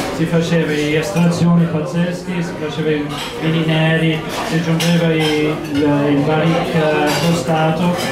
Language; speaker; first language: Italian; non-native, fluent; English